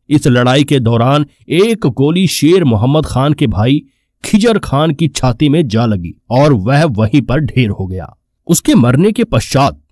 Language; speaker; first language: Hindi; non-native, local second language; Punjabi